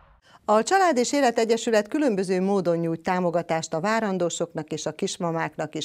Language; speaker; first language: Hungarian; native; Hungarian